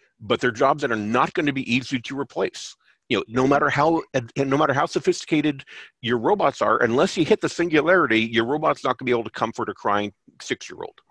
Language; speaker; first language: English; native; English